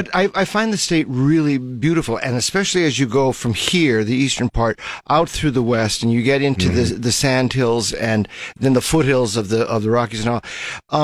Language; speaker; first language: English; native; English